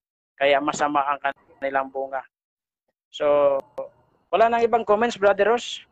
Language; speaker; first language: Filipino; native; Filipino